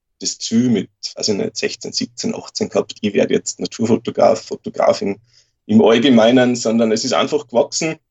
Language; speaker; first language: German; native; German